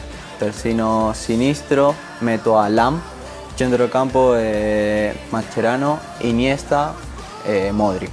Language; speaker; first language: Italian; non-native, fluent; Spanish